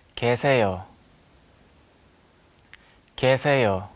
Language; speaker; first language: Korean; non-native, learner; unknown